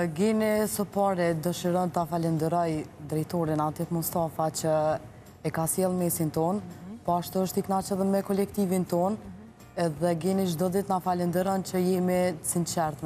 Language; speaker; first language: Albanian; native; Albanian